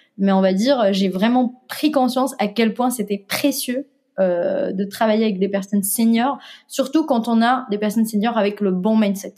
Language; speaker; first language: French; non-native, local second language; Arabic